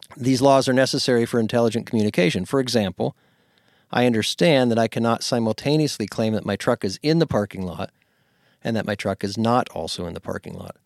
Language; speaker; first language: English; native; English